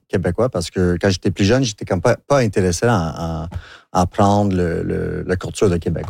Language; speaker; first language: French; non-native, local second language; English